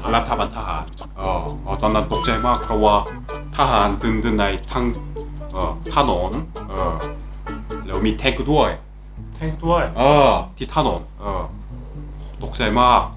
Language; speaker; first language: Thai; non-native, learner; Korean